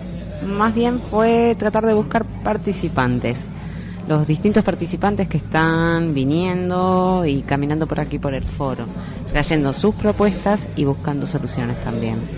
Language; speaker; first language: Spanish; native; Spanish